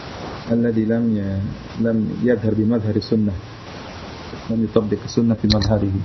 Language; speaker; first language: Arabic; non-native, fluent; Indonesian